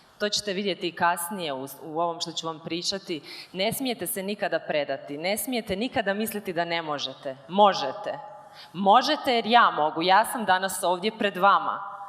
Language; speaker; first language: Croatian; native; Croatian